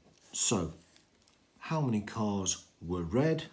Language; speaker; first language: English; native; English